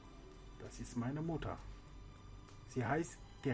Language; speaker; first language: German; non-native, fluent; French